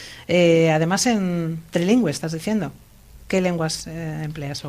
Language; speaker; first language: Spanish; native; Spanish